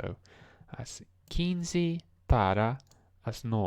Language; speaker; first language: Portuguese; non-native, learner; English